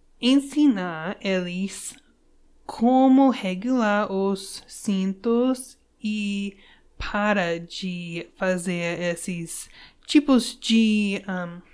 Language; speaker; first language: Portuguese; non-native, learner; English